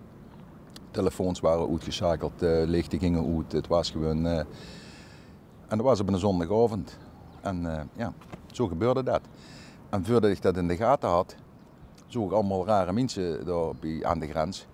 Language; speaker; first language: Dutch; native; Dutch